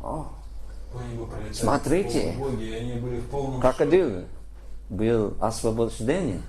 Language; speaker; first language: Russian; non-native, learner; English